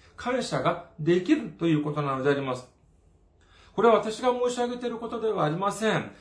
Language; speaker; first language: Japanese; non-native, fluent; Korean